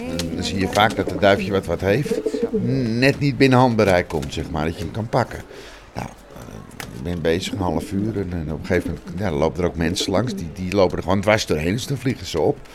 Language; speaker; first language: Dutch; native; Dutch